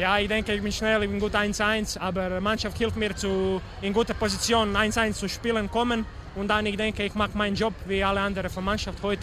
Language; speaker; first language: German; non-native, learner; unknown